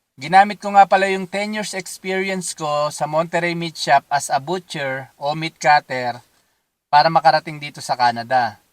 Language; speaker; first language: Filipino; native; Filipino